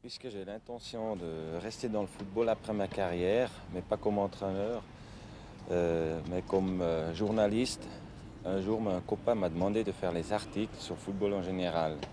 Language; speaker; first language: French; non-native, local second language; German